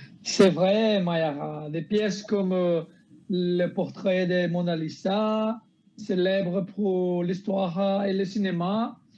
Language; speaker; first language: French; non-native, learner; Portuguese